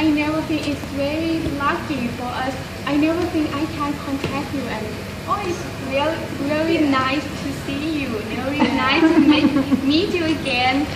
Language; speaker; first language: English; non-native, learner; Thai